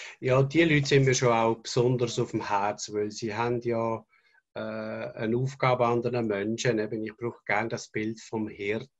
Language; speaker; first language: German; native; German